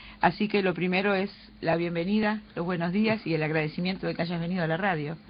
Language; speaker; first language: Spanish; native; Spanish